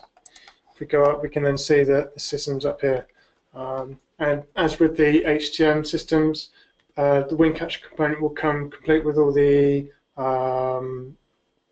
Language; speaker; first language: English; native; English